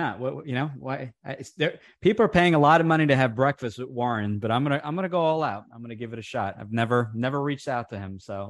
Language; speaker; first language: English; early bilingual, other home language; Italian